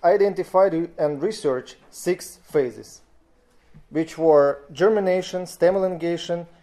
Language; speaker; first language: English; non-native, fluent; Russian